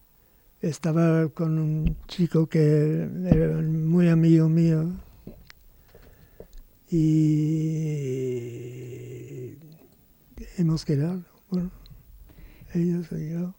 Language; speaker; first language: Spanish; non-native, learner; English